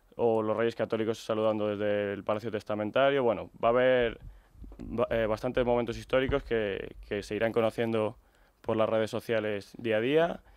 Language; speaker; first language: Spanish; native; Spanish